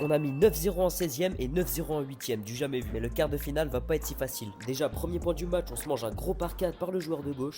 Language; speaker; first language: French; native; French